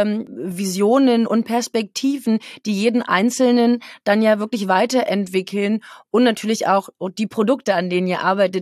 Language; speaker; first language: German; native; German